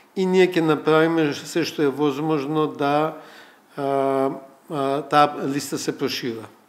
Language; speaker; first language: Macedonian; native; Macedonian